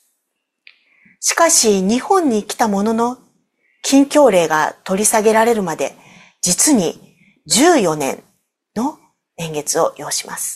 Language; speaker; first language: Japanese; native; Japanese